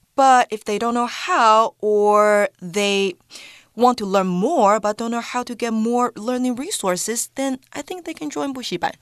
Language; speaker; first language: English; non-native, fluent; Chinese